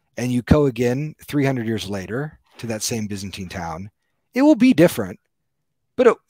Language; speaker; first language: English; native; English